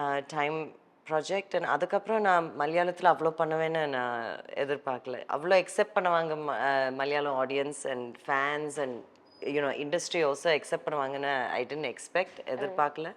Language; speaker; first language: Tamil; early bilingual, heritage; Tamil